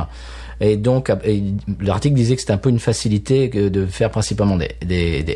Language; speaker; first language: French; native; French